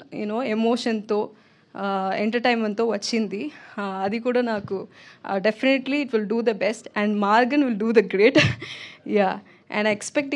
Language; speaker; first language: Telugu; non-native, learner; Tamil